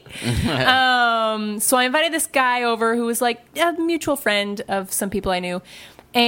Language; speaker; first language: English; native; English